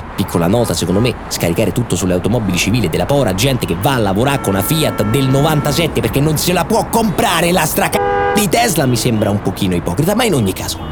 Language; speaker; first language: Italian; native; Italian